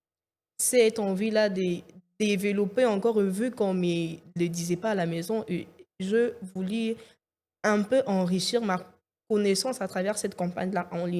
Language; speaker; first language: French; non-native, local second language; Lingala